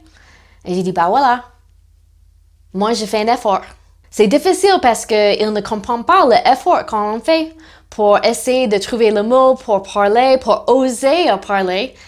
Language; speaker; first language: French; non-native, fluent; English